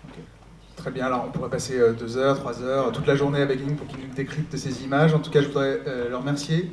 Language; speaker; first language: French; native; French